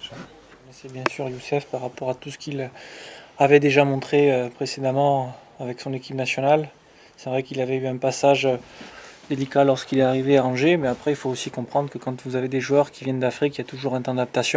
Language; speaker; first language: French; native; French